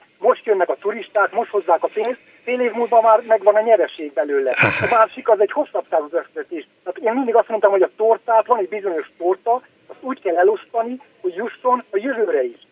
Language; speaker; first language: Hungarian; native; Hungarian